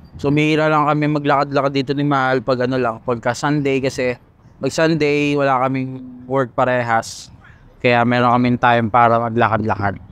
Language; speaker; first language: Filipino; non-native, local second language; Hiligaynon